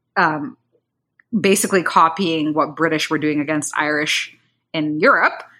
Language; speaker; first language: English; non-native, local second language; Kinyarwanda